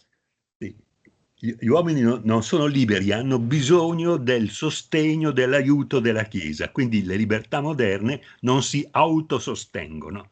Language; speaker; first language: Italian; native; Italian